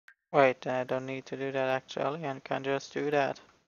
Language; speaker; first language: English; non-native, fluent; German